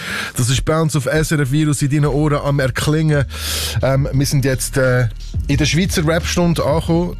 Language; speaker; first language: German; native; German